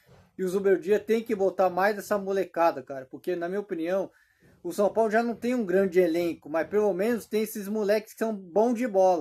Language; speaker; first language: Portuguese; native; Portuguese